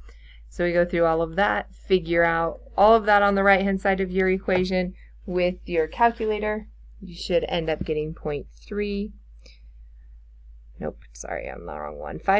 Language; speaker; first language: English; native; English